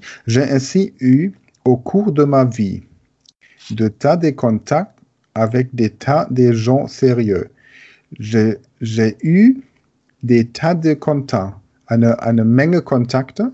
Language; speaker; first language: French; non-native, learner; German